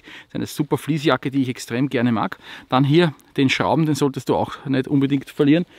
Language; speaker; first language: German; native; German